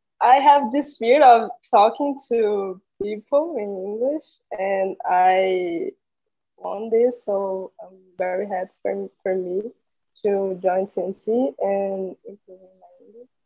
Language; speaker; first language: English; non-native, learner; Portuguese